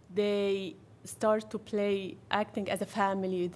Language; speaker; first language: English; non-native, fluent; Arabic